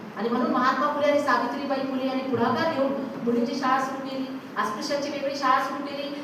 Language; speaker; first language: Marathi; non-native, local second language; Urdu